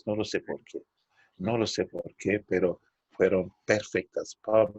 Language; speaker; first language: Spanish; non-native, fluent; Turkish